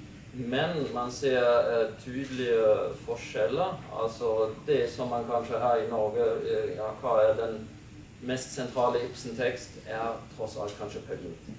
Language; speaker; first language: Norwegian; non-native, fluent; German